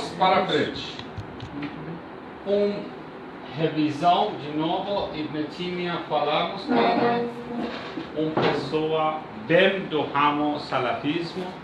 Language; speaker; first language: Portuguese; non-native, learner; Persian